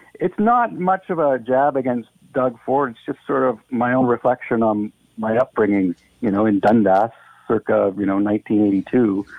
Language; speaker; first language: English; native; English